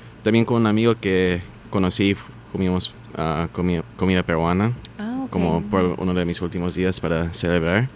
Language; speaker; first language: Spanish; early bilingual, heritage; Spanish